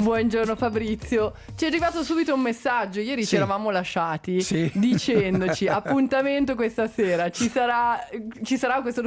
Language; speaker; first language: Italian; native; Italian